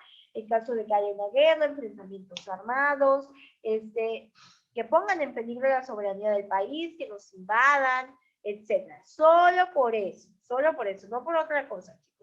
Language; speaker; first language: Spanish; native; Spanish